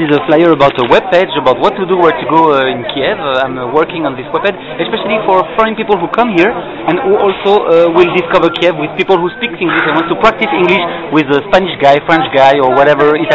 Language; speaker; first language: English; non-native, fluent; French